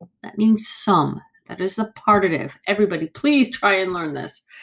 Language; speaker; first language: English; native; English